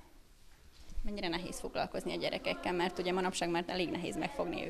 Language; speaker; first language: Hungarian; native; Hungarian